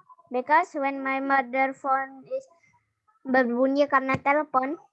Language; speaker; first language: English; non-native, learner; Indonesian